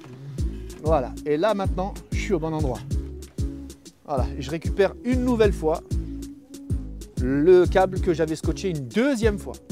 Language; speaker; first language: French; native; French